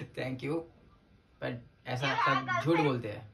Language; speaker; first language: Hindi; native; Hindi